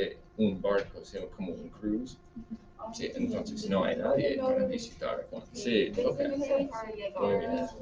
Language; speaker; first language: Spanish; non-native, fluent; English